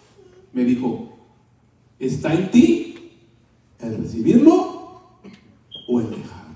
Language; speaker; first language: Spanish; native; Spanish